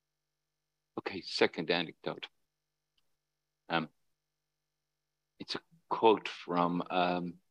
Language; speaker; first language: English; native; English